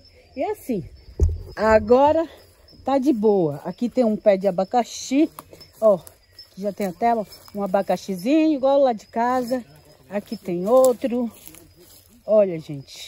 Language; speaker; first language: Portuguese; native; Portuguese